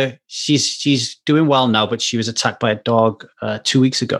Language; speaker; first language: English; native; English